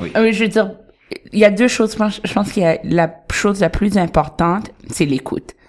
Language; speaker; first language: French; native; French